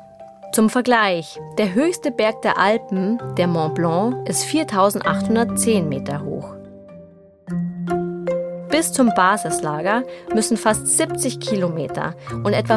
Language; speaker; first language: German; native; German